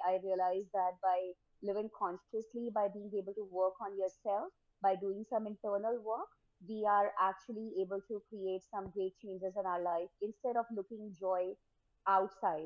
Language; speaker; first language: English; non-native, local second language; Hindi